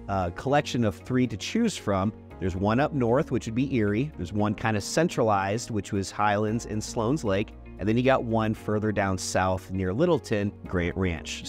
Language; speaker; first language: English; native; English